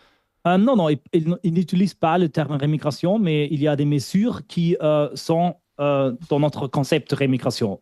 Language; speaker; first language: French; non-native, fluent; German